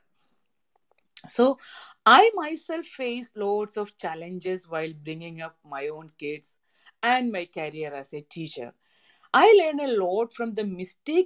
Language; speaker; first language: English; non-native, local second language; Malayalam